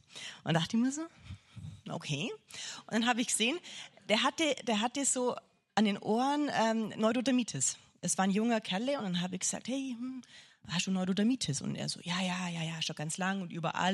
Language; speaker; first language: German; native; German